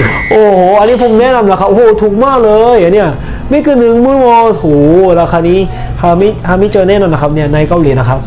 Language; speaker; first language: Thai; non-native, fluent; Korean